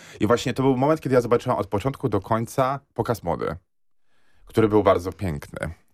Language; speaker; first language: Polish; native; Polish